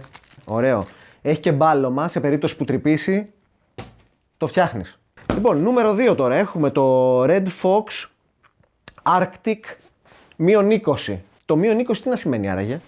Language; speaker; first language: Greek; native; Greek